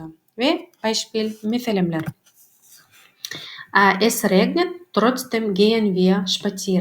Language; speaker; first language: German; non-native, learner; Turkmen